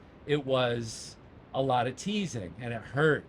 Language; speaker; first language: English; native; English